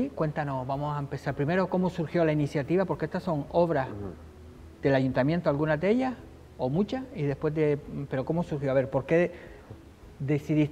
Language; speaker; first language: Spanish; native; Spanish